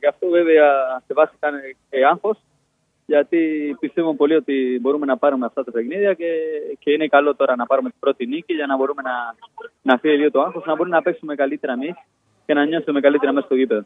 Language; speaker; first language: Greek; non-native, fluent; Spanish